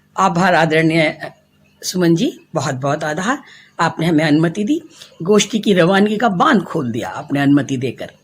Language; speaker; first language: Hindi; native; Hindi